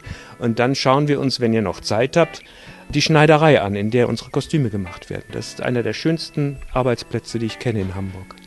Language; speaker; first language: German; native; German